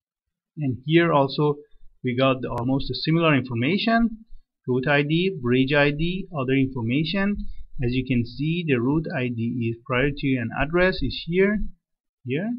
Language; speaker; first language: English; non-native, fluent; Persian